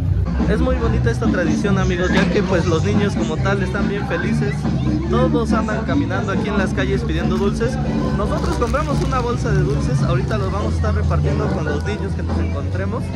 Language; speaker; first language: Spanish; native; Spanish